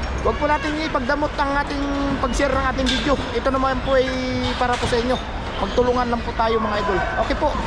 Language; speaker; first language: Filipino; native; Filipino